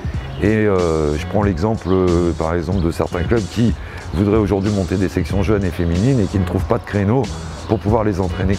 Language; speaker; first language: French; native; French